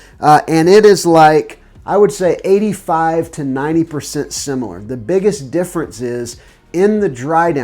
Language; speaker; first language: English; native; English